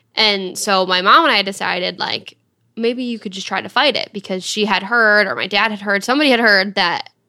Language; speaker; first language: English; native; English